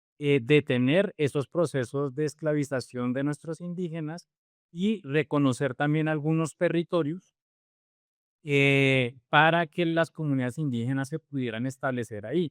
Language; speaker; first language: Spanish; native; Spanish